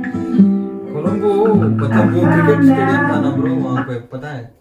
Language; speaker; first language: Hindi; non-native, local second language; Kannada